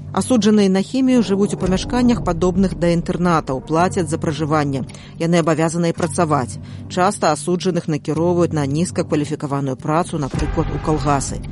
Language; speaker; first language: Belarusian; native; Belarusian